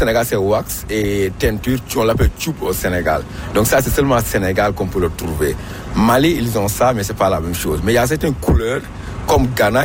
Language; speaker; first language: French; non-native, local second language; Wolof